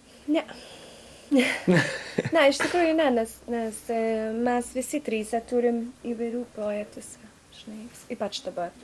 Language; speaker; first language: Lithuanian; non-native, learner; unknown